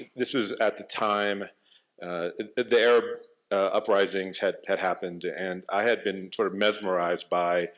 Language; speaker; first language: English; native; English